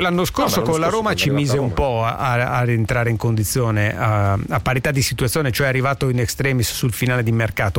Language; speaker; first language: Italian; native; Italian